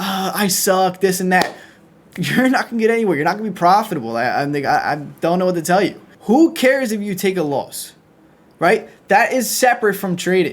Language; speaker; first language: English; native; English